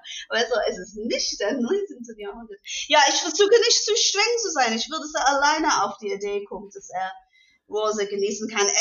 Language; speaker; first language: German; non-native, fluent; English